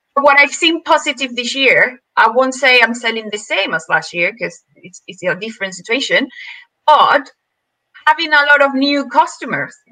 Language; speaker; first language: English; non-native, fluent; Spanish